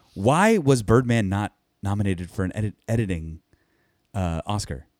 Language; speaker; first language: English; native; English